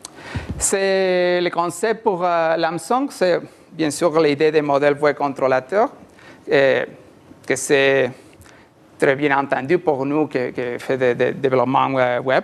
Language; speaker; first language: French; non-native, learner; Spanish